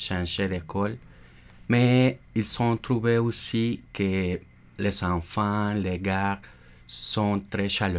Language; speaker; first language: French; non-native, learner; Spanish